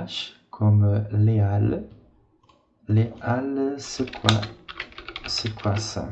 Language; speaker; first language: French; non-native, fluent; Portuguese